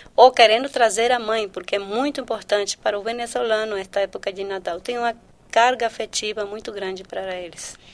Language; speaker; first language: Portuguese; early bilingual, heritage; Portuguese